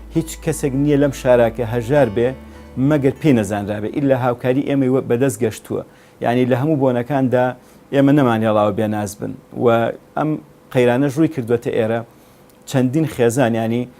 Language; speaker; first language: Central Kurdish; native; Central Kurdish